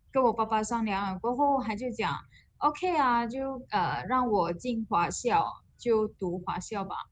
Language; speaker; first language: Chinese; non-native, local second language; Malay